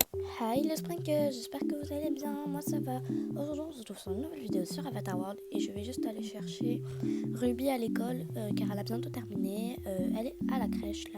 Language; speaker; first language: French; native; French